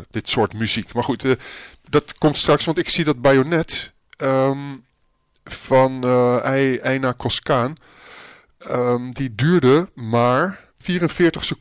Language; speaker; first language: Dutch; native; Dutch